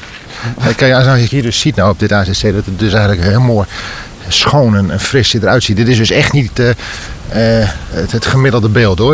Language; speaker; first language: Dutch; native; Dutch